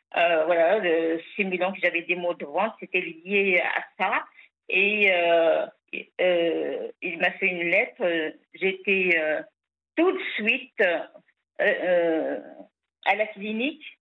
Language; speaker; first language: French; non-native, local second language; Kabyle